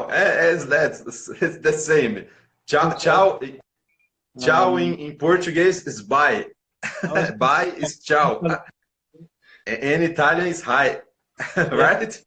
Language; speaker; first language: English; non-native, learner; Portuguese